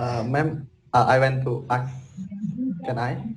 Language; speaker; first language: English; non-native, learner; Indonesian